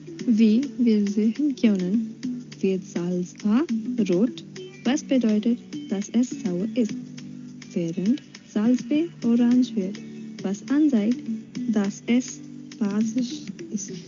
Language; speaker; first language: German; non-native, fluent; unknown